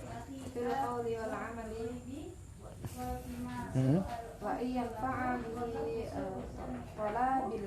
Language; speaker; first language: Arabic; non-native, fluent; Indonesian